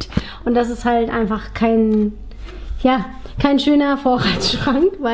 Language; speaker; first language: German; native; German